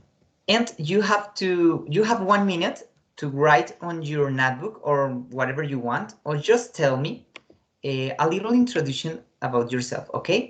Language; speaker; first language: English; non-native, fluent; Spanish